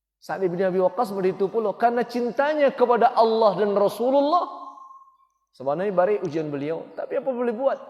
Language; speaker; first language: Malay; native; Malay